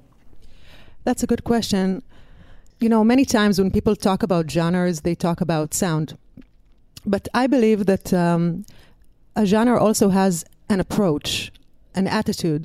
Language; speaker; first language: English; non-native, fluent; Hebrew